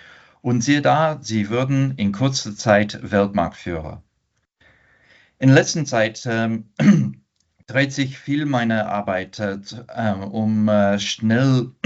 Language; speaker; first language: German; non-native, fluent; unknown